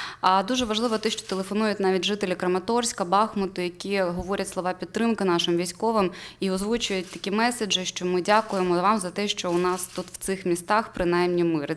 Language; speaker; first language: Ukrainian; native; Ukrainian